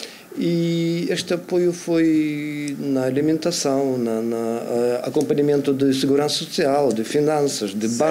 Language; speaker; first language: Portuguese; non-native, fluent; Ukrainian